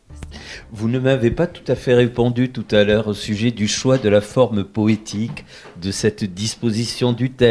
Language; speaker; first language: French; native; French